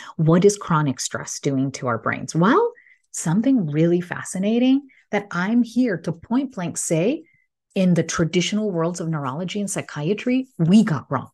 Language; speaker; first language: English; early bilingual, other home language; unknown